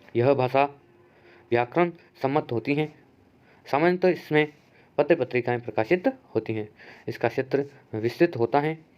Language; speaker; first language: Hindi; native; Hindi